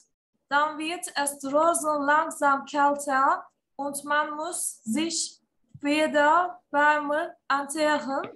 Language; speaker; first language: German; non-native, learner; Turkish